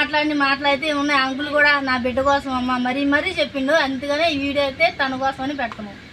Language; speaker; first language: Telugu; native; Telugu